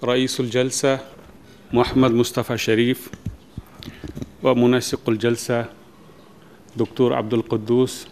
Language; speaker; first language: Arabic; non-native, fluent; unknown